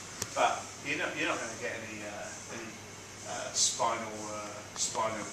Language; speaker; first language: English; native; English